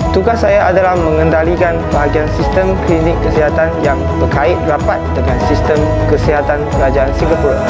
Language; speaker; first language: Malay; non-native, local second language; Chinese